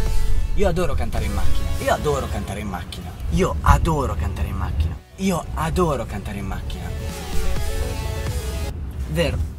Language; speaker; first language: Italian; native; Italian